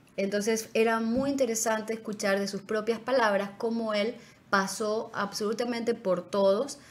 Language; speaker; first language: Spanish; native; Spanish